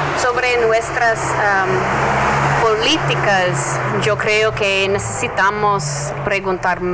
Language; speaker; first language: Spanish; non-native, learner; English